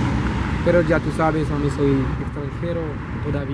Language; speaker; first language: Spanish; non-native, learner; Haitian Creole